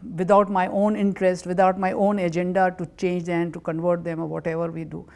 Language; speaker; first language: English; non-native, local second language; Urdu